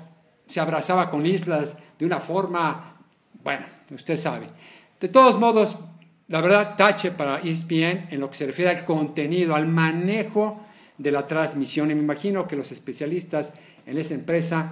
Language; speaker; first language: Spanish; native; Spanish